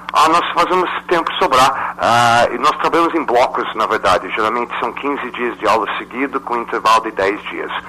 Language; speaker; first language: Portuguese; non-native, fluent; English